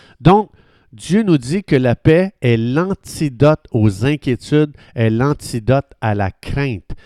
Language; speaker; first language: French; native; French